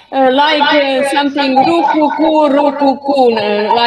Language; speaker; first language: English; non-native, learner; Hungarian